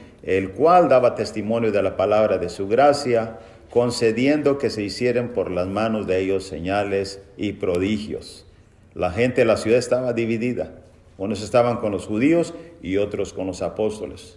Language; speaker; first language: Spanish; native; Spanish